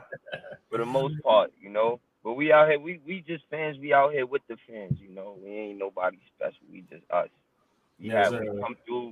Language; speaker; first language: English; native; English